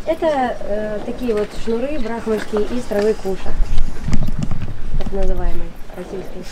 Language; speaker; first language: Russian; native; Russian